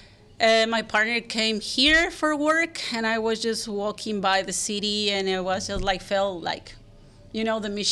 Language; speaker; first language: English; non-native, fluent; Spanish